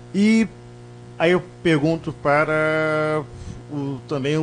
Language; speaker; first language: Portuguese; native; Portuguese